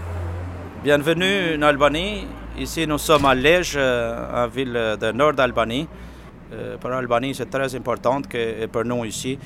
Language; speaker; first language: French; non-native, fluent; Albanian